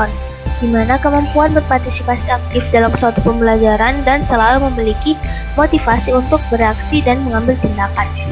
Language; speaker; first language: Indonesian; native; Indonesian